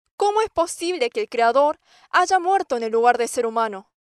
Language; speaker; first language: Spanish; non-native, fluent; English